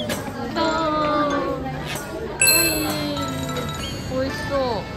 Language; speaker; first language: Japanese; native; Japanese